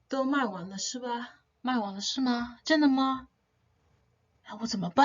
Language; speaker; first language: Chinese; non-native, fluent; English